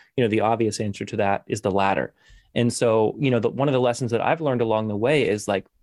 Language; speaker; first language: English; native; English